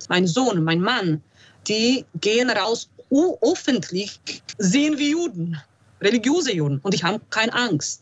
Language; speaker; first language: German; non-native, fluent; Polish